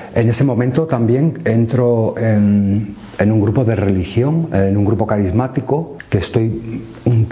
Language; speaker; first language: Spanish; native; Spanish